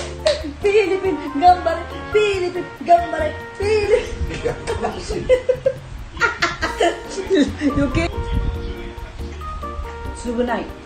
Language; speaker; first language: Japanese; non-native, learner; Filipino